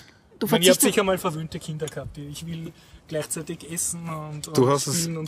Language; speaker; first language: German; native; German